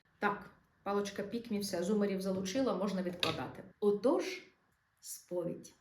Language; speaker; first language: Ukrainian; non-native, local second language; Russian